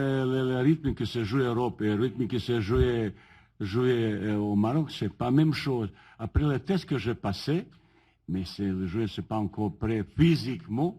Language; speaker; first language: French; non-native, fluent; Bosnian